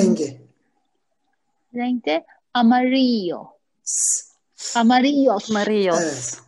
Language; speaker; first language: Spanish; non-native, learner; Turkish